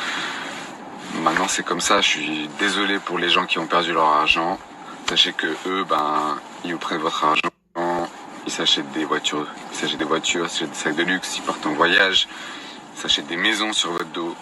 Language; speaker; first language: French; native; French